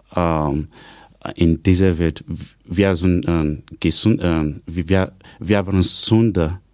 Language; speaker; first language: German; non-native, fluent; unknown